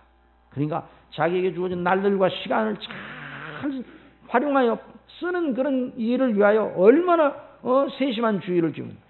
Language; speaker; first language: Korean; native; Korean